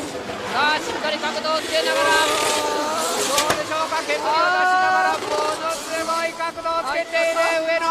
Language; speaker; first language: Japanese; native; Japanese